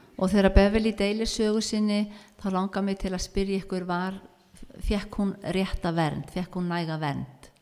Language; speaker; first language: Icelandic; early bilingual, heritage; Icelandic